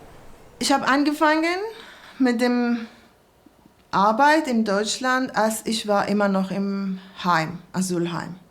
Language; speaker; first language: German; non-native, learner; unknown